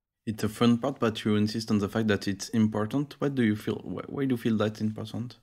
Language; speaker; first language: English; non-native, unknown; French